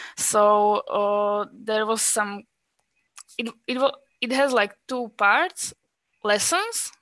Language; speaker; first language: English; non-native, fluent; Slovak